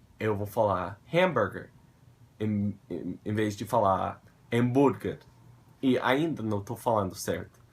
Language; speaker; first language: Portuguese; non-native, fluent; English